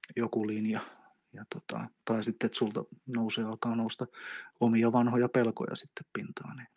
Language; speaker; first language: Finnish; native; Finnish